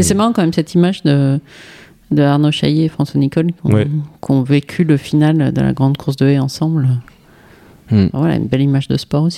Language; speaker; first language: French; native; French